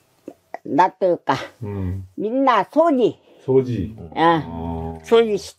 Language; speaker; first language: Japanese; non-native, learner; Korean